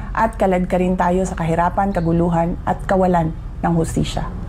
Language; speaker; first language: Filipino; non-native, local second language; Cebuano